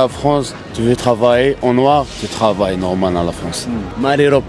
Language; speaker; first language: French; non-native, learner; Arabic